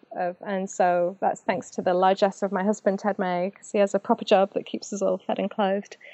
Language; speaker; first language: English; native; English